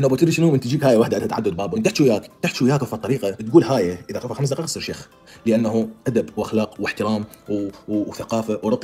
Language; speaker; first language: Arabic; native; Arabic